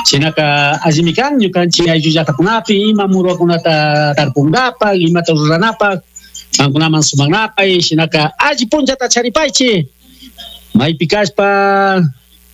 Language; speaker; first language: Spanish; non-native, local second language; Quechua